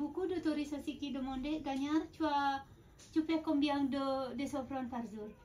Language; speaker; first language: French; non-native, fluent; Balinese